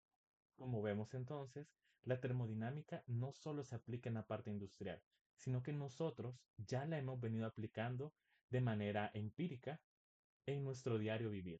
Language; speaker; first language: Spanish; native; Spanish